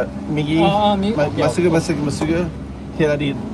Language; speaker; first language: Japanese; non-native, learner; English